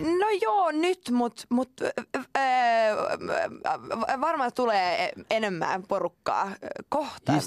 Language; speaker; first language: Finnish; non-native, local second language; Swedish